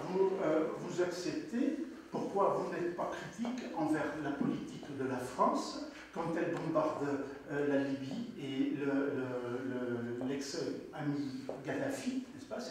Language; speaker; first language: French; native; French